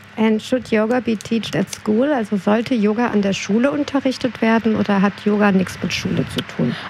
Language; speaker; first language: German; native; German